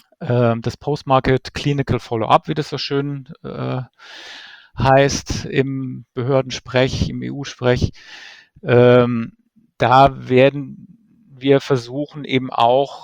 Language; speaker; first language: German; native; German